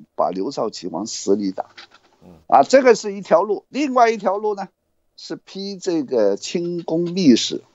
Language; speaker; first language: Chinese; non-native, fluent; Cantonese